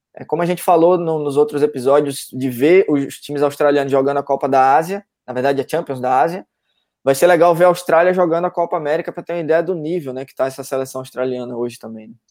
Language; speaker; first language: Portuguese; native; Portuguese